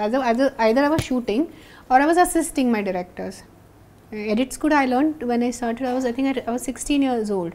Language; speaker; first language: Telugu; non-native, local second language; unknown